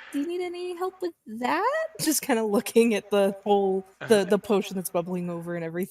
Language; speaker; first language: English; native; English